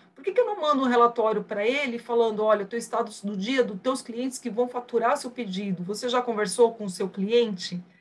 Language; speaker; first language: Portuguese; early bilingual, other home language; Spanish